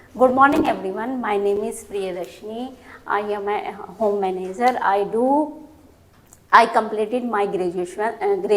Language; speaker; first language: English; non-native, learner; Hindi